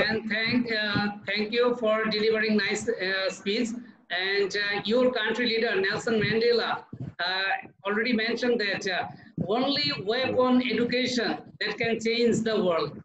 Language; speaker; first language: English; non-native, learner; Bangla